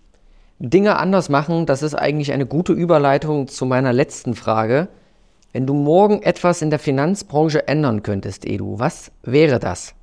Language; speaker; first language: German; native; German